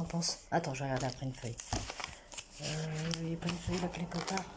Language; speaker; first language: French; native; French